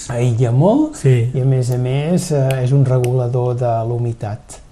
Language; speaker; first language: Catalan; native; Catalan